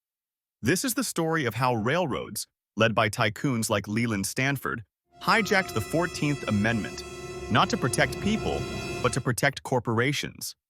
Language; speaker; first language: English; native; English